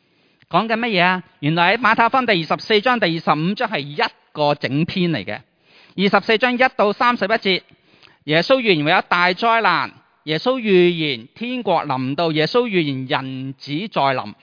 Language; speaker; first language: Cantonese; native; Cantonese